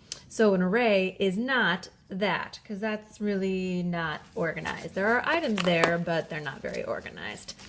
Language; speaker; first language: English; native; English